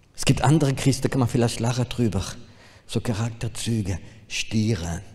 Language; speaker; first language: German; non-native, fluent; French